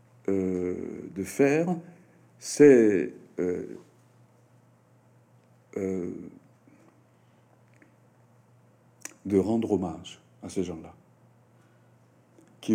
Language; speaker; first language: French; non-native, fluent; Japanese